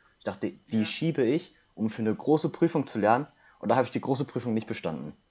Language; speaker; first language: German; early bilingual, other home language; Korean